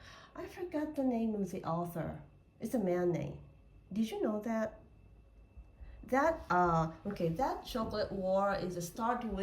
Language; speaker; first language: English; non-native, learner; Japanese